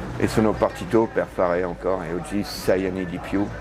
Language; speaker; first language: Italian; non-native, learner; French